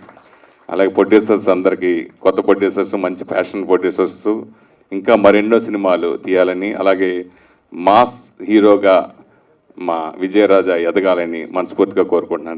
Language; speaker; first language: Telugu; native; Telugu